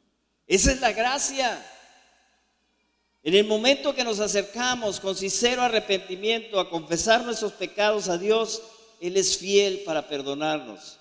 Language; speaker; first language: Spanish; native; Spanish